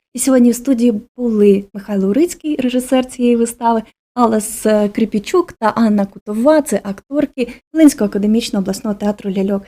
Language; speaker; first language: Ukrainian; native; Ukrainian